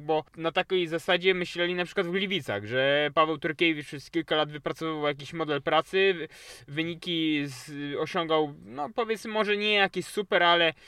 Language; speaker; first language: Polish; native; Polish